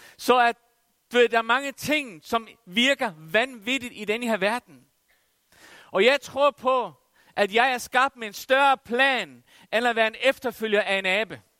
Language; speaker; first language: Danish; non-native, local second language; Faroese